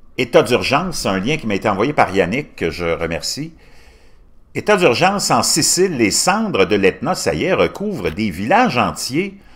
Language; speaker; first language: French; native; French